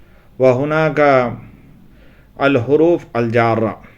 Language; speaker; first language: Arabic; non-native, fluent; Urdu